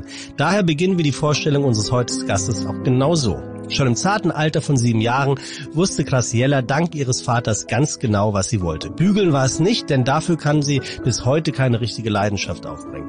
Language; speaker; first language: German; native; German